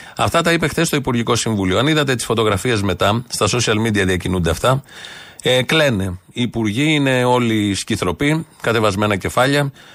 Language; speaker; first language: Greek; native; Greek